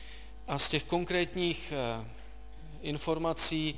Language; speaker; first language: Czech; native; Czech